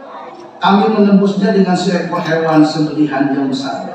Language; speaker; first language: Indonesian; native; Indonesian